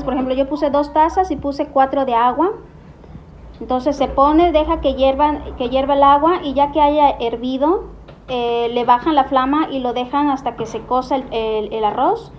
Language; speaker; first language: Spanish; native; Spanish